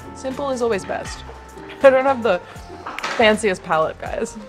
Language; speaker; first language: English; native; English